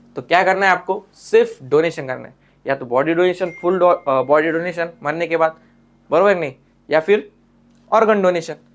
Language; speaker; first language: Hindi; non-native, local second language; Marathi